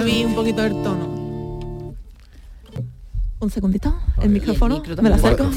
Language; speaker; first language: Spanish; native; Spanish